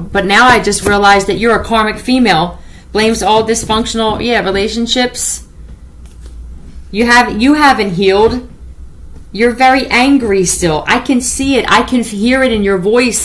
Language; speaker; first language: English; native; English